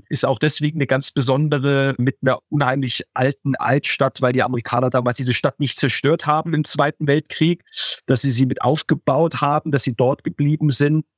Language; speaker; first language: German; native; German